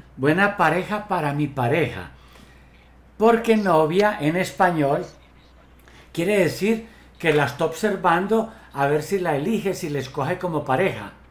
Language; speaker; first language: Spanish; native; Spanish